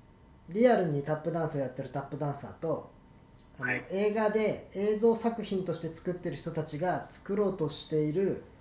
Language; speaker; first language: Japanese; native; Japanese